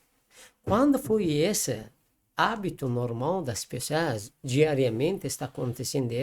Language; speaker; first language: Portuguese; non-native, learner; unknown